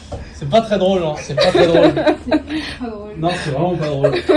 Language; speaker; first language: French; native; French